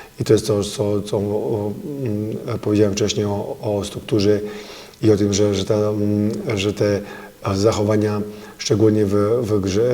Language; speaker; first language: Polish; non-native, fluent; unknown